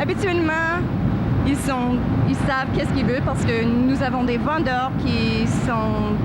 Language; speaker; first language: French; non-native, local second language; English